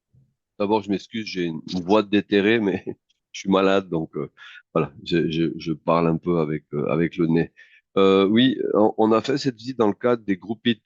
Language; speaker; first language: French; native; French